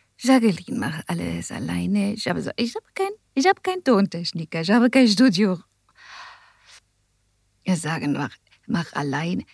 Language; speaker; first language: German; non-native, learner; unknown